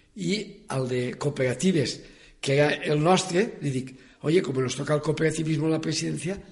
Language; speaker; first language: Spanish; non-native, local second language; Catalan